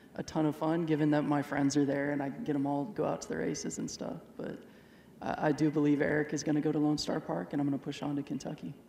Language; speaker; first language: English; native; English